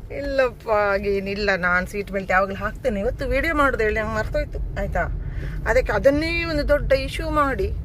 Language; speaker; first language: Kannada; native; Kannada